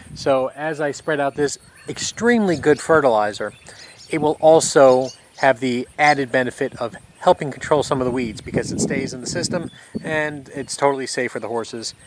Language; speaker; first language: English; native; English